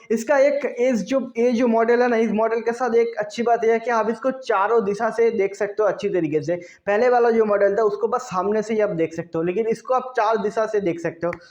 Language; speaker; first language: Hindi; non-native, local second language; Bangla